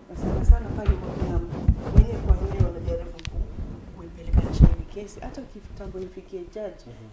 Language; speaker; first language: Swahili; native; Swahili